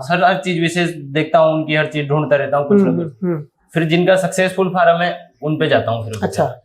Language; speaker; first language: Hindi; native; Hindi